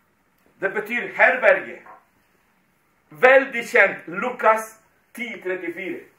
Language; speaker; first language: Swedish; non-native, fluent; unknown